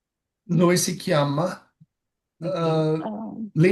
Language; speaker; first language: Italian; non-native, learner; English